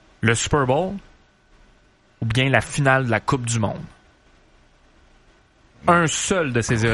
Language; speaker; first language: French; native; French